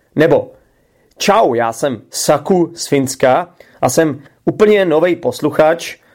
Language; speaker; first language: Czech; native; Czech